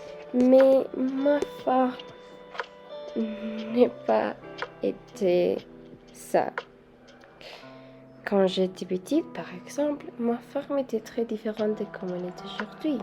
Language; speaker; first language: French; non-native, learner; Spanish